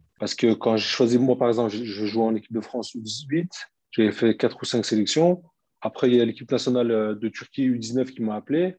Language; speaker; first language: French; early bilingual, other home language; Turkish